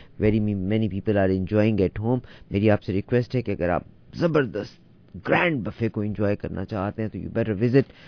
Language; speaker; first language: Urdu; native; Urdu